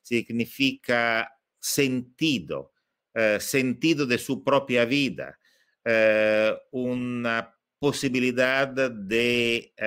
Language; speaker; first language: Spanish; non-native, fluent; Italian